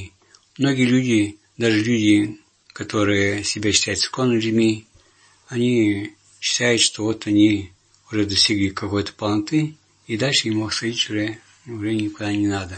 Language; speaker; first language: Russian; native; Russian